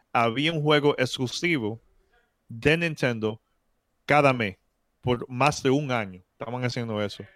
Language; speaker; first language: Spanish; early bilingual, heritage; Spanish